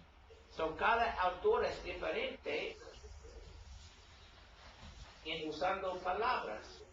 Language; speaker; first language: Spanish; non-native, learner; English